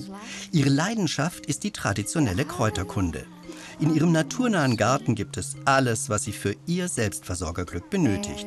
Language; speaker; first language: German; native; German